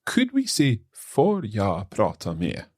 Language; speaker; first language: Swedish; non-native, learner; English